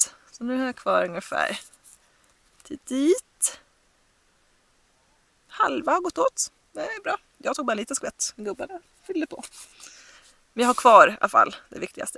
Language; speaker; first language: Swedish; native; Swedish